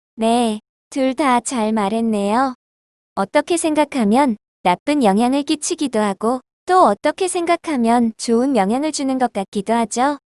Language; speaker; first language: Korean; native; Korean